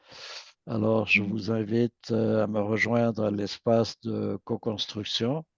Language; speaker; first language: French; native; French